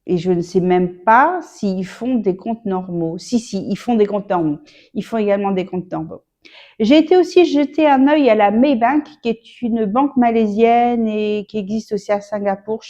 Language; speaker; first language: French; native; French